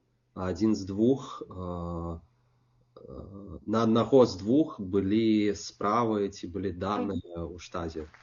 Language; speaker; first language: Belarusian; non-native, local second language; Russian